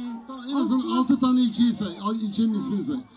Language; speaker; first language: Turkish; native; Turkish